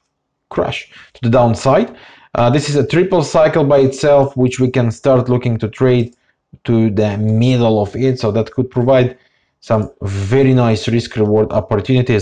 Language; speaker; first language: English; non-native, fluent; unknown